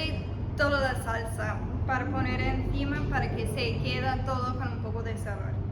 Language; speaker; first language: Spanish; early bilingual, heritage; Spanish